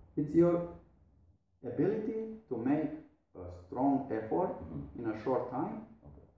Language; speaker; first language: English; non-native, learner; Romanian